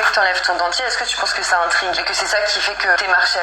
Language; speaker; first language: French; native; French